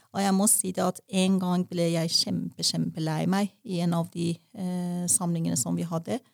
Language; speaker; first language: Norwegian; non-native, fluent; Persian